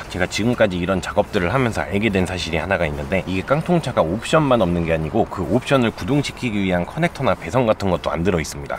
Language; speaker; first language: Korean; native; Korean